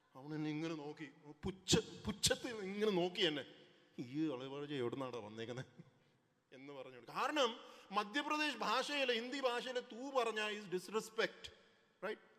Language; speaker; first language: Malayalam; early bilingual, heritage; Malayalam